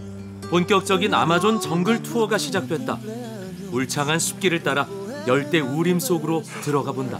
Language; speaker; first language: Korean; native; Korean